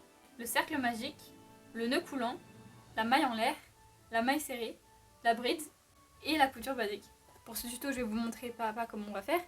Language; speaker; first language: French; native; French